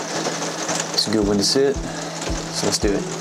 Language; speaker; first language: English; native; English